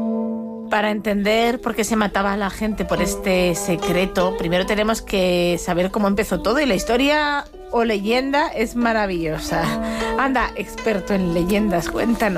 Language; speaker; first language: Spanish; native; Spanish